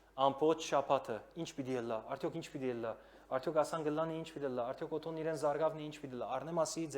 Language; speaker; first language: Armenian; early bilingual, heritage; Armenian